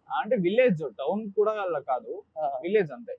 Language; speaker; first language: Telugu; non-native, learner; Kannada